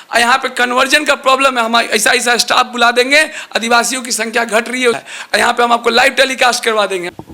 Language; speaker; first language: Hindi; native; Hindi